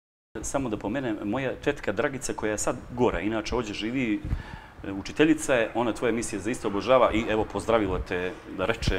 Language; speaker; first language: Serbian; native; Serbian